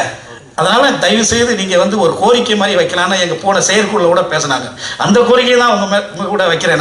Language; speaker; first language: Tamil; native; Tamil